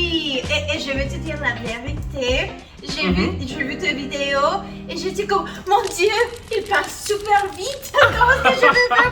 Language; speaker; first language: French; non-native, learner; English